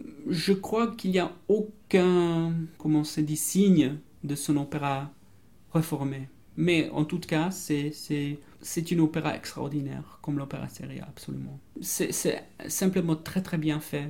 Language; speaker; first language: French; non-native, fluent; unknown